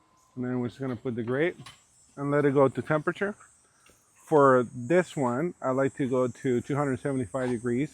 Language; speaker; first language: English; early bilingual, other home language; Spanish